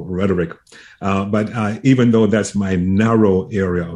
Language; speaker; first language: English; native; English